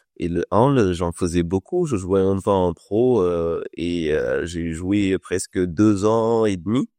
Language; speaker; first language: French; non-native, local second language; Wolof